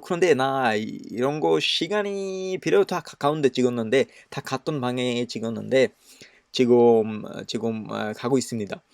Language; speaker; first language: Korean; non-native, learner; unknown